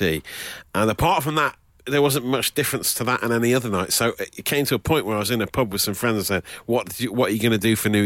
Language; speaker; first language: English; native; English